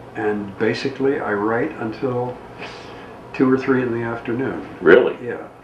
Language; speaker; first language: English; native; English